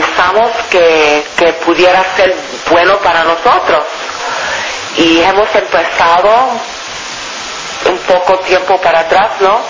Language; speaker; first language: Spanish; non-native, fluent; English